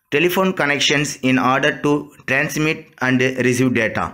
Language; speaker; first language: English; non-native, local second language; Tamil